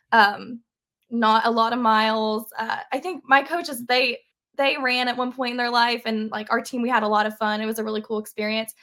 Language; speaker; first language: English; native; English